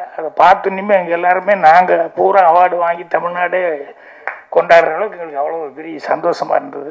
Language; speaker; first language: Tamil; native; Tamil